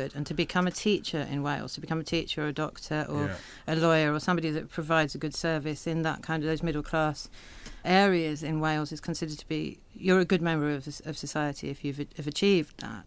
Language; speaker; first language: English; native; English